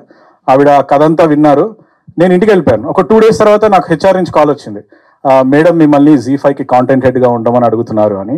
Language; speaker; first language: Telugu; native; Telugu